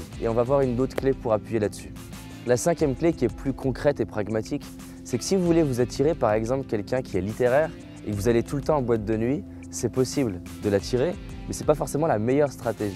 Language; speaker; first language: French; native; French